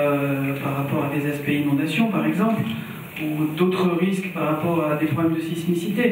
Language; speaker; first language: French; native; French